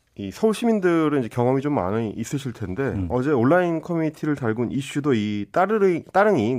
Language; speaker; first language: Korean; native; Korean